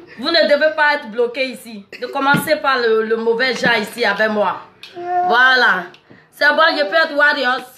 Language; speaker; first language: French; native; French